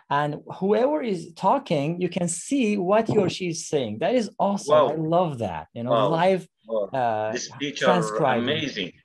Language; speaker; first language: English; non-native, fluent; Persian